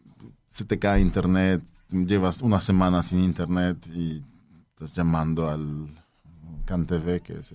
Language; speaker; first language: Spanish; non-native, fluent; Polish